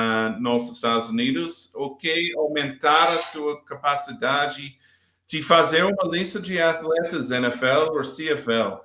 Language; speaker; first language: Portuguese; non-native, learner; English